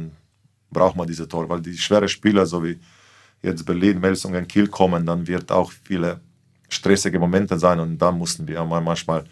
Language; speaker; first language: German; non-native, fluent; Slovenian